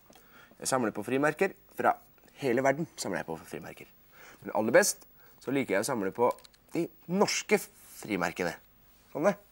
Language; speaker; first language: Norwegian; native; Norwegian